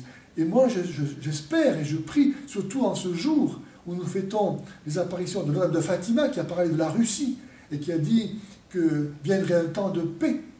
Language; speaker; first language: French; native; French